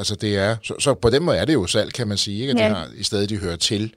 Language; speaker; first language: Danish; native; Danish